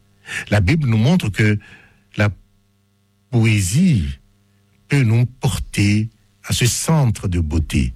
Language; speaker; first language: French; native; French